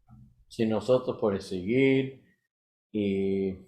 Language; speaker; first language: Spanish; non-native, learner; English